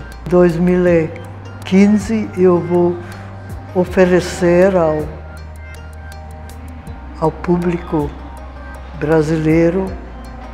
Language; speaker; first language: Portuguese; non-native, fluent; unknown